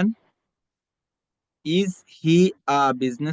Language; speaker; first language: English; non-native, learner; Bangla